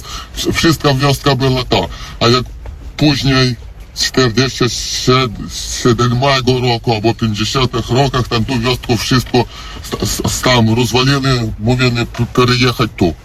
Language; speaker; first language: Polish; non-native, learner; Ukrainian